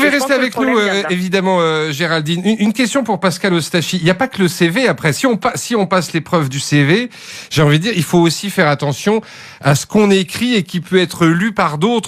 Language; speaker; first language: French; native; French